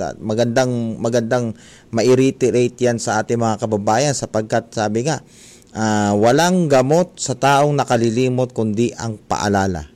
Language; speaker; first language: Filipino; native; Filipino